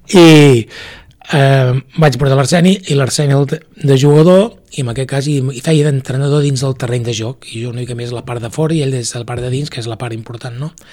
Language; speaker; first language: Catalan; native; Catalan